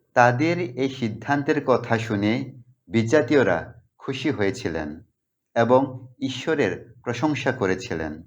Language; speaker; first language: Bangla; non-native, local second language; Garo